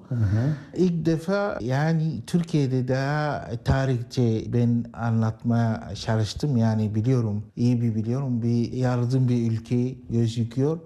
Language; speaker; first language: Turkish; non-native, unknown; Arabic